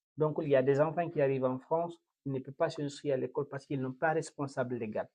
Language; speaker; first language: French; non-native, local second language; Fula